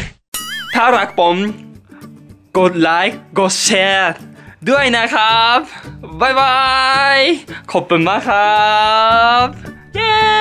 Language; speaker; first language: Thai; non-native, learner; Japanese